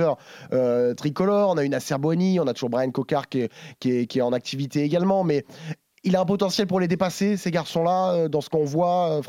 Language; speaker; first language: French; native; French